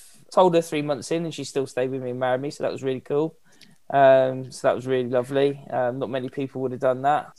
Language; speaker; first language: English; native; English